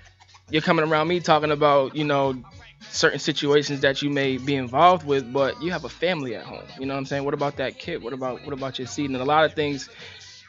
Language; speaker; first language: English; native; English